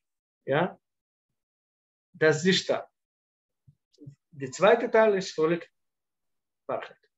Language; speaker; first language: German; non-native, fluent; Russian